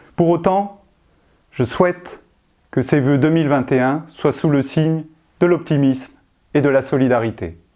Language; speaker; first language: French; native; French